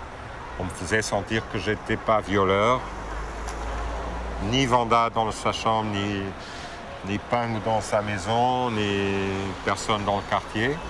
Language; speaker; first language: French; non-native, fluent; Portuguese